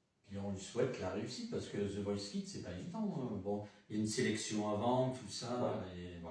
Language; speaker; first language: French; native; French